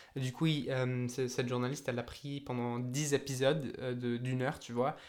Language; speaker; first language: French; native; French